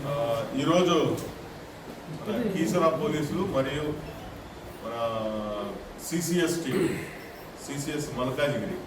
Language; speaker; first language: Telugu; native; Telugu